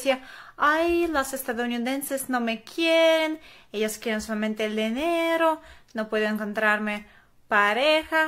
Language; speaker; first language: Spanish; non-native, fluent; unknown